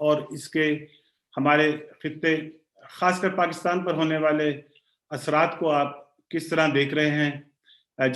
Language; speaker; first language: Urdu; native; Urdu